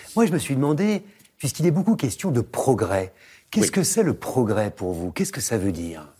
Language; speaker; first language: French; native; French